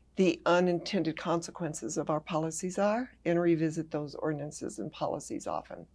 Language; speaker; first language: English; native; English